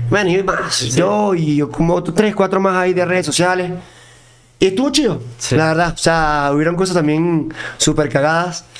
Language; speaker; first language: Spanish; native; Spanish